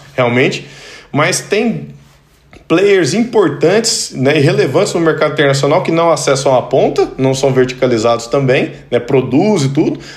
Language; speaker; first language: Portuguese; native; Portuguese